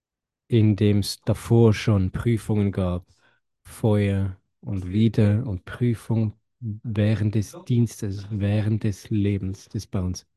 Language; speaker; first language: German; non-native, fluent; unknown